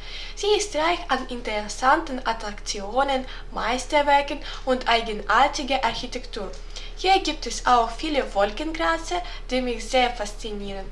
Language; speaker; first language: German; non-native, learner; Ukrainian